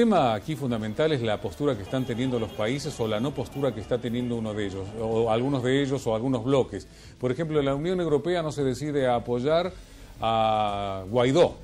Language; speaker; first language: Spanish; native; Spanish